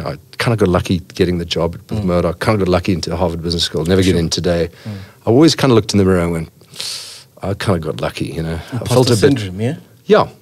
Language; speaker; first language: English; native; English